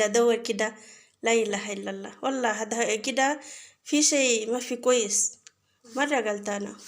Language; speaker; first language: Arabic; non-native, learner; Bangla